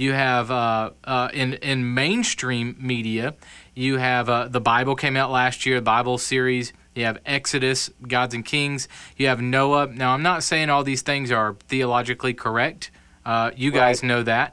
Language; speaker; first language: English; native; English